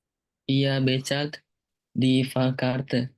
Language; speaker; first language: German; non-native, learner; Indonesian